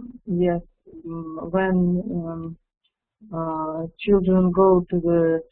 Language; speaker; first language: English; non-native, fluent; Russian